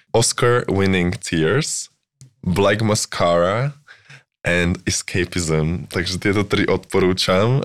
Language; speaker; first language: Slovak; native; Slovak